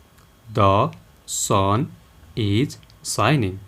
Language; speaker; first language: English; non-native, local second language; Nepali